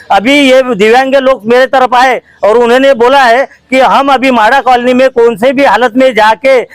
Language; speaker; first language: Hindi; non-native, local second language; Marathi